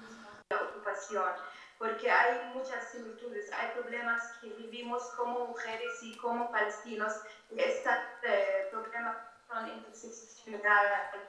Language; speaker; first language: Spanish; non-native, fluent; Arabic